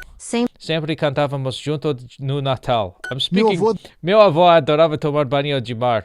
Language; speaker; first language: Portuguese; non-native, learner; English